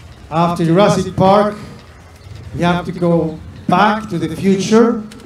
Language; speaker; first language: English; non-native, fluent; Spanish